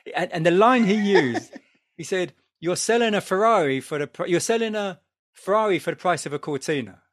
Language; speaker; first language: English; native; English